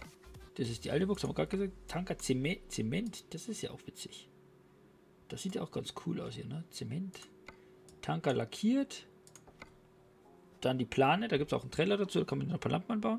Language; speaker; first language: German; native; German